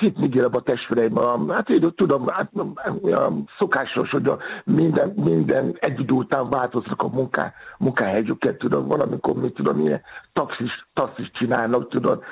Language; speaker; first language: Hungarian; non-native, fluent; Yoruba